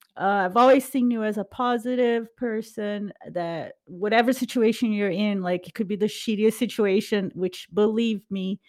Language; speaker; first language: English; non-native, fluent; Portuguese